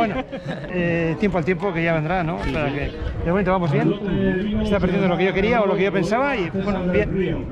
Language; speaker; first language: Spanish; native; Spanish